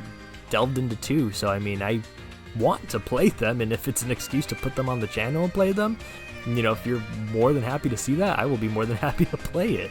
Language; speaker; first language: English; native; English